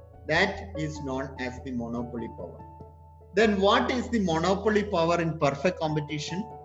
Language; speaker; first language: English; non-native, local second language; Malayalam